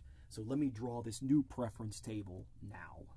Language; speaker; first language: English; native; English